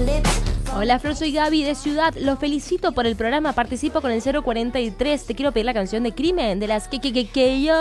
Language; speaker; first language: Spanish; native; Spanish